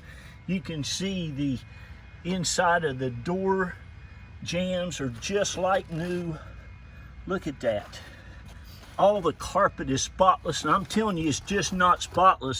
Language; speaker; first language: English; native; English